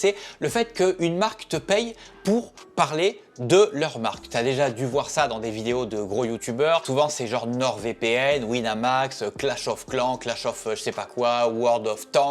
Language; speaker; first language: French; native; French